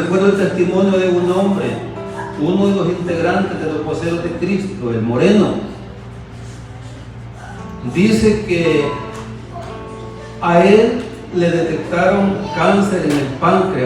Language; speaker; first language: Spanish; native; Spanish